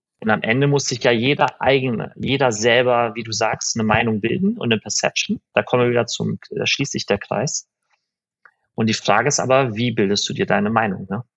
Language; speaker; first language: German; early bilingual, other home language; Persian